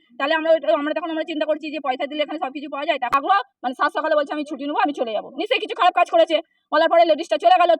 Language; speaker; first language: Bangla; non-native, local second language; Hindi